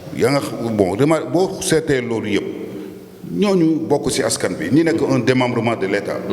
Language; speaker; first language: Wolof; non-native, local second language; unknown